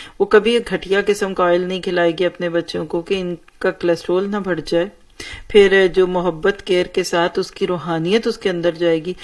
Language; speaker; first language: Urdu; native; Urdu